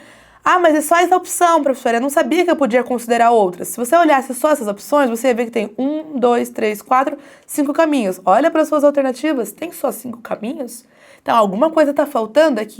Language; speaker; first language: Portuguese; native; Portuguese